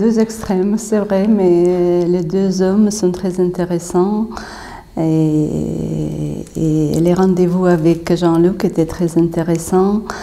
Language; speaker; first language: French; non-native, fluent; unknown